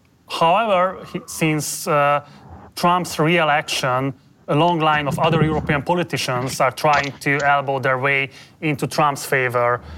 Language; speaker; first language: English; non-native, fluent; Hungarian